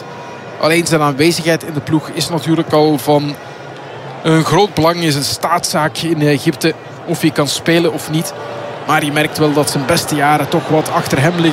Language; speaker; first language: Dutch; native; Dutch